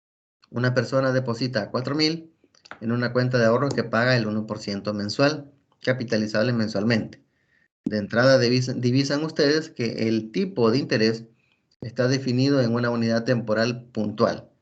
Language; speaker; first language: Spanish; native; Spanish